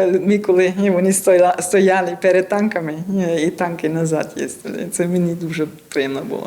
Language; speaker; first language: Ukrainian; non-native, learner; German